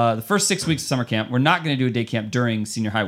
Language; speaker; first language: English; native; English